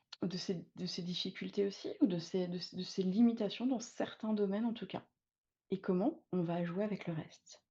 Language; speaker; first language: French; native; French